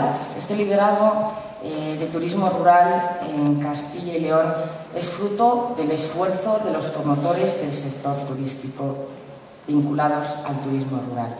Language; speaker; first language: Spanish; native; Spanish